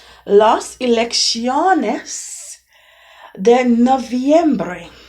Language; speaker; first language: Spanish; non-native, learner; English